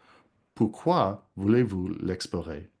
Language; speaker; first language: French; non-native, local second language; English